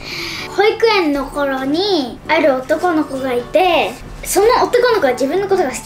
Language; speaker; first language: Japanese; native; Japanese